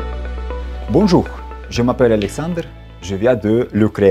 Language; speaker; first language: French; non-native, learner; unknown